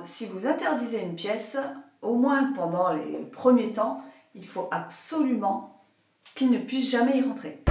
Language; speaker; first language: French; native; French